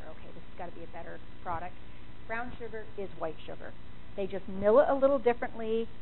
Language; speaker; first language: English; native; English